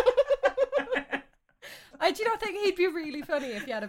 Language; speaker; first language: English; native; English